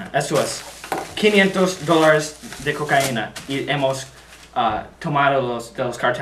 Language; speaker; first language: Spanish; non-native, learner; English